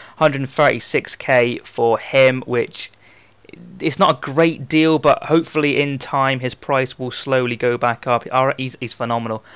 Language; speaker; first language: English; native; English